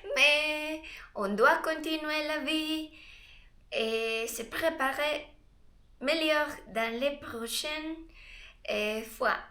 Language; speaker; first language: French; non-native, learner; Spanish